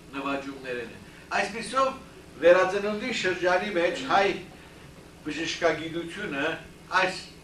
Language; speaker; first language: Armenian; early bilingual, heritage; Armenian